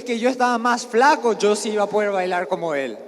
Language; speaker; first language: Spanish; native; Spanish